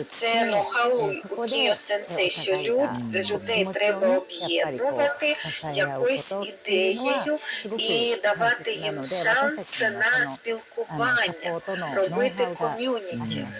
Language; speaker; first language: Ukrainian; non-native, fluent; Japanese